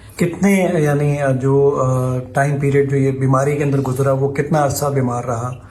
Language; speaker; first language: Urdu; native; Urdu